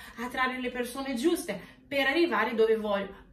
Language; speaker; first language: Italian; non-native, fluent; Portuguese